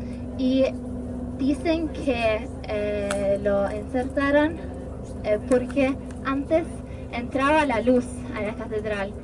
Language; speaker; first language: Spanish; non-native, fluent; Norwegian